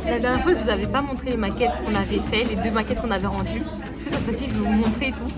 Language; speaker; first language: French; native; French